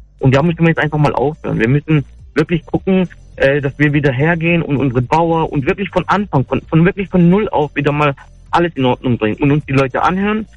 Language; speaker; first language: German; early bilingual, other home language; Turkish